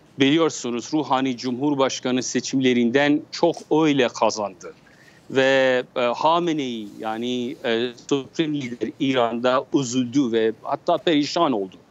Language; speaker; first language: Turkish; non-native, learner; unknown